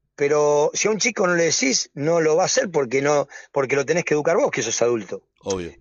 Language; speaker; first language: Spanish; native; Spanish